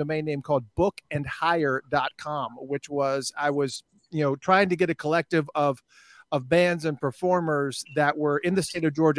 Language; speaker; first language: English; native; English